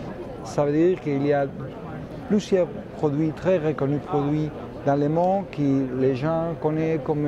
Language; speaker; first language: French; non-native, fluent; Spanish